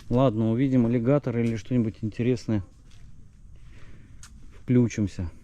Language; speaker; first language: Russian; native; Russian